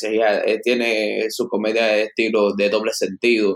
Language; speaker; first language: Spanish; early bilingual, heritage; Spanish